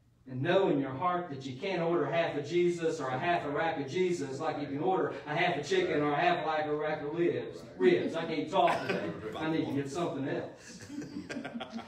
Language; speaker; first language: English; native; English